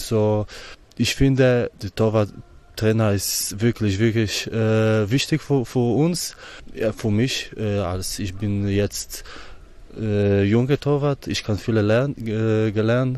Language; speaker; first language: German; non-native, learner; Polish